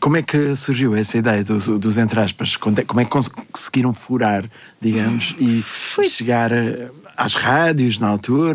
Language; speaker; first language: Portuguese; native; Portuguese